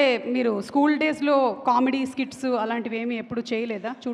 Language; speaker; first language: Telugu; native; Telugu